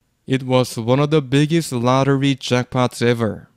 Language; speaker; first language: English; non-native, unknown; Korean